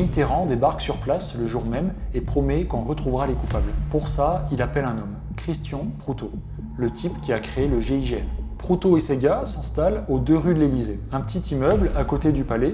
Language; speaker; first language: French; native; French